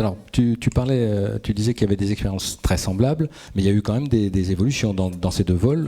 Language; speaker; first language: French; native; French